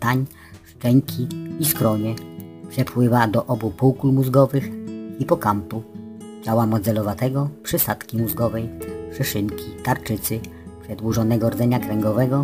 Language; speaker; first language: Polish; native; Polish